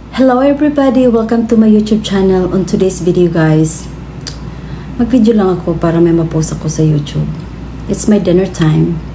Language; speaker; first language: Filipino; non-native, local second language; Cebuano